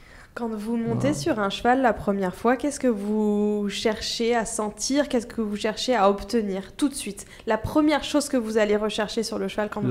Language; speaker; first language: French; native; French